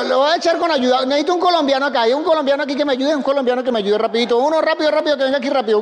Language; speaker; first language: Spanish; native; Spanish